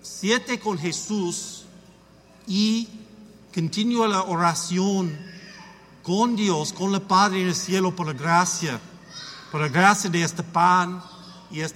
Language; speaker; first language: Spanish; non-native, learner; English